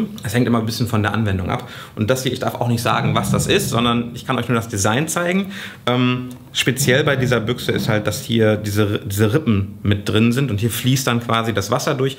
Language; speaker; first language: German; native; German